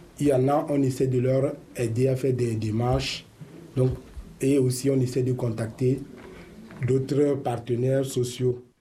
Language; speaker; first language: French; native; French